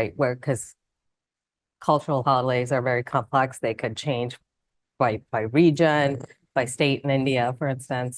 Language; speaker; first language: English; non-native, local second language; Malayalam